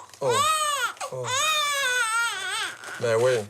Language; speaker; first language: French; native; French